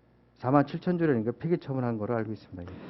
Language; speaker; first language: Korean; native; Korean